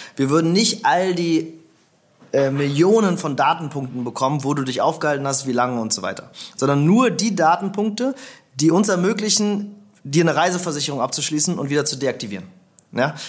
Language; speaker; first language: German; native; German